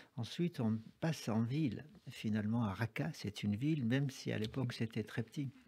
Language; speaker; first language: French; non-native, fluent; Arabic